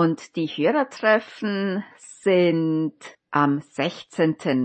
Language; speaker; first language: German; native; German